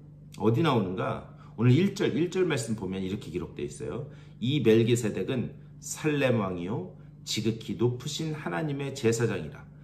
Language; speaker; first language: Korean; native; Korean